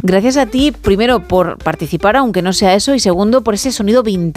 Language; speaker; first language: Spanish; native; Spanish